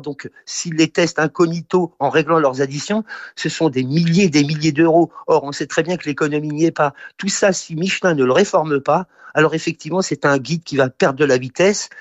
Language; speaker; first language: French; native; French